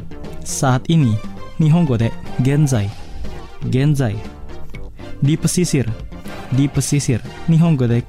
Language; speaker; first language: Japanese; non-native, fluent; Indonesian